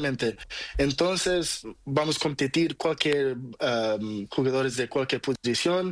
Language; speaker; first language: Spanish; non-native, learner; Portuguese